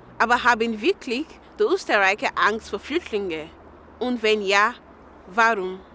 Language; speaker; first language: German; non-native, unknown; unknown